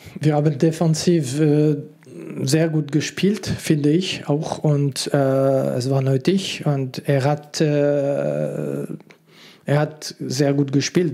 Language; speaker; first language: German; non-native, local second language; French